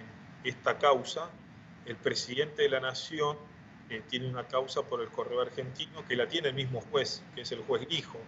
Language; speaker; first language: Spanish; native; Spanish